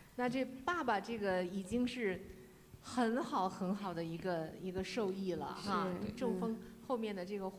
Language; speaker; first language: Chinese; native; Chinese